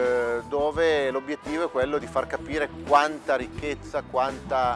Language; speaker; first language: Italian; native; Italian